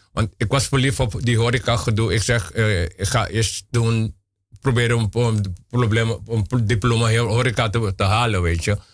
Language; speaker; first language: Dutch; non-native, local second language; Papiamento